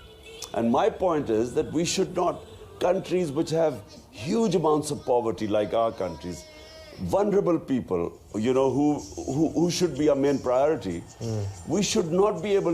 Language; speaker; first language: English; non-native, local second language; Urdu